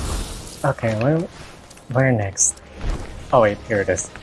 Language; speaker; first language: English; native; English